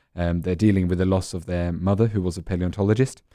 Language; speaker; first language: English; non-native, fluent; Norwegian